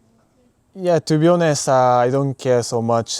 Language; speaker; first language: English; non-native, learner; Japanese